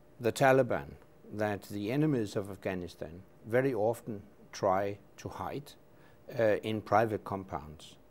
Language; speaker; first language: English; non-native, fluent; Danish